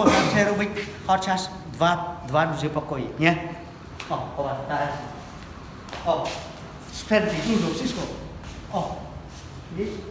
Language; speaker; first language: Polish; non-native, learner; Khmer